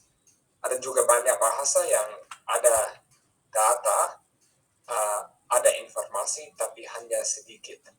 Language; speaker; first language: Indonesian; non-native, fluent; English